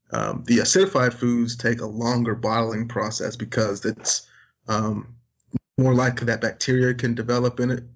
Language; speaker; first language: English; native; English